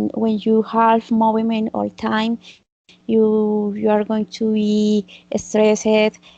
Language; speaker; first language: English; non-native, learner; Spanish